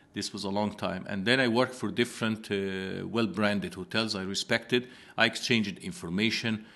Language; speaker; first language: English; non-native, fluent; Italian